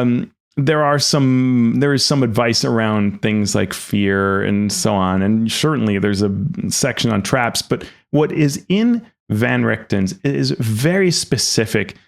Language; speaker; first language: English; native; English